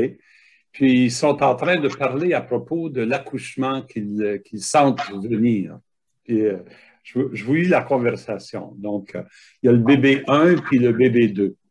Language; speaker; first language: French; native; French